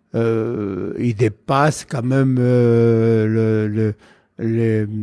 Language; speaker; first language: French; non-native, fluent; Spanish